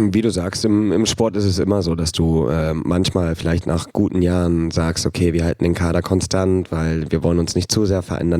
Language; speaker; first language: German; native; German